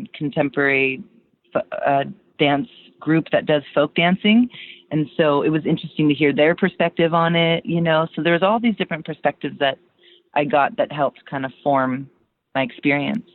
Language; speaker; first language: English; native; English